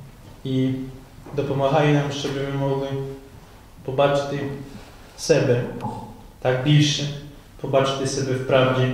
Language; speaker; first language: Ukrainian; non-native, fluent; Polish